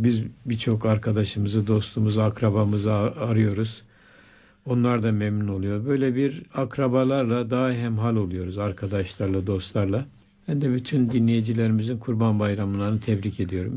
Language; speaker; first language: Turkish; native; Turkish